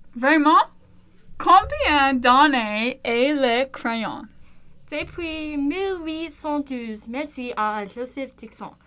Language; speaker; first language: French; non-native, learner; English